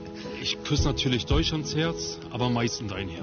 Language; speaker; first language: German; early bilingual, other home language; Kurdish